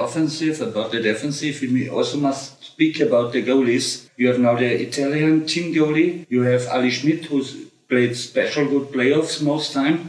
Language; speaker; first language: English; non-native, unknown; German